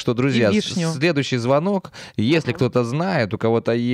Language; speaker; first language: Russian; native; Russian